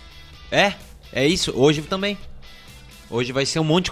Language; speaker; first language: Portuguese; native; Portuguese